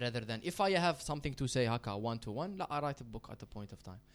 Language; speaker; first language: English; non-native, fluent; Arabic